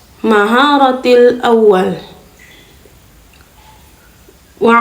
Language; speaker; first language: Arabic; non-native, fluent; Indonesian